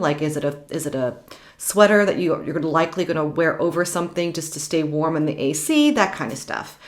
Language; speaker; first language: English; native; English